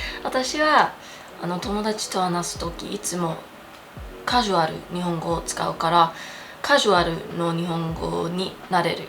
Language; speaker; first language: Japanese; non-native, fluent; English